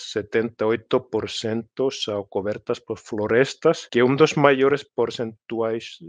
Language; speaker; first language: Portuguese; non-native, fluent; Finnish